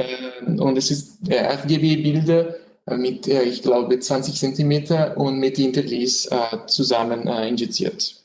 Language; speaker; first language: German; non-native, learner; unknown